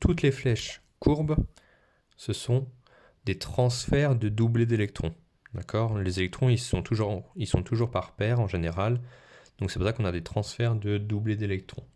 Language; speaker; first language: French; native; French